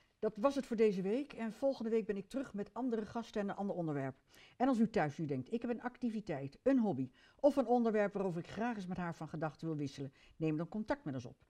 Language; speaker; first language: Dutch; native; Dutch